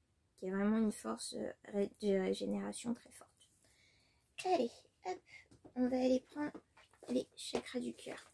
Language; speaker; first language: French; native; French